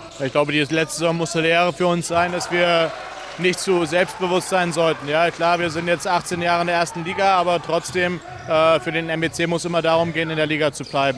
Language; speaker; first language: German; native; German